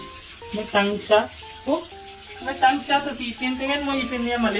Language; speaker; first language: Filipino; non-native, learner; Punjabi